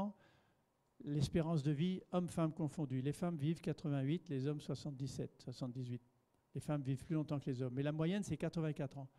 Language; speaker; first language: French; native; French